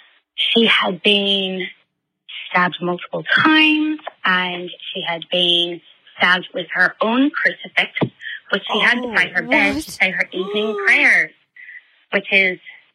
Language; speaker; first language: English; native; English